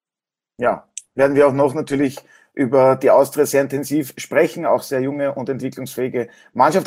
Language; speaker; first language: German; native; German